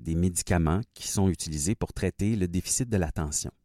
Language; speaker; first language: French; native; French